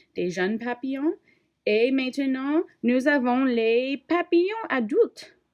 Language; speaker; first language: French; non-native, learner; English